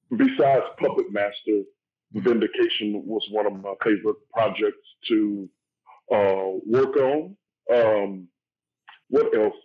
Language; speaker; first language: English; native; English